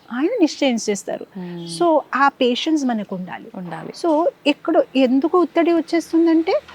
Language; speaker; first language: Telugu; non-native, fluent; Gujarati